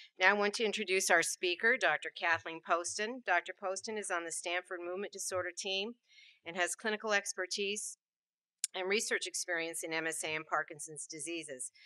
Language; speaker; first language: English; native; English